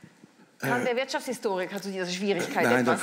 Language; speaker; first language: German; native; German